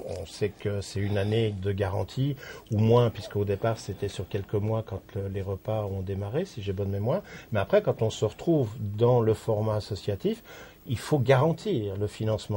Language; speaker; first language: French; native; French